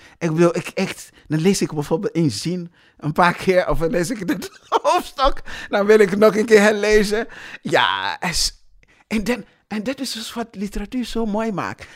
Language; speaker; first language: Dutch; non-native, fluent; English